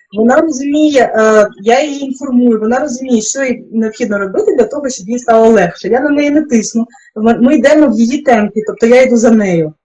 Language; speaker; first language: Ukrainian; non-native, local second language; Russian